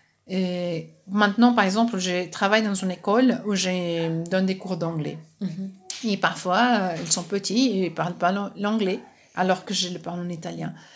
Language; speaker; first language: French; non-native, fluent; Portuguese